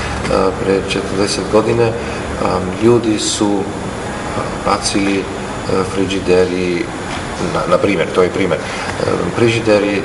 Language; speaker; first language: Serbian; non-native, learner; German